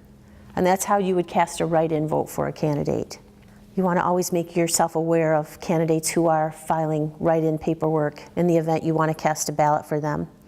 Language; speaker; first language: English; native; English